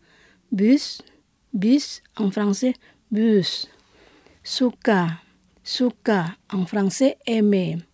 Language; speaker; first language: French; non-native, fluent; Indonesian